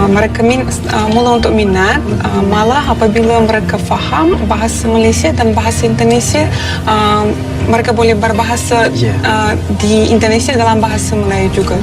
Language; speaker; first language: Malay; non-native, fluent; Russian